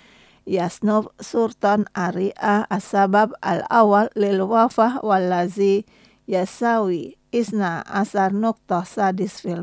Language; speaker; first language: Arabic; non-native, fluent; Indonesian